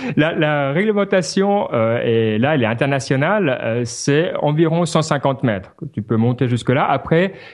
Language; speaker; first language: French; native; French